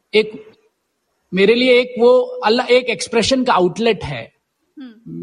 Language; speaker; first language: Hindi; native; Hindi